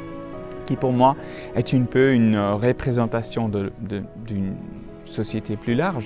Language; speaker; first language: French; non-native, local second language; Dutch